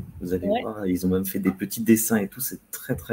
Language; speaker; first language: French; native; French